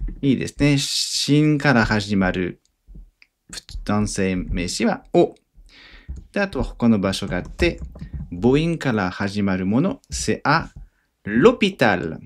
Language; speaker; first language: Japanese; non-native, fluent; French